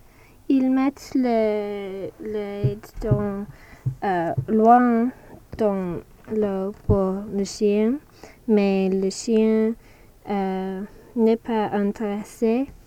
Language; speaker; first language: French; non-native, learner; English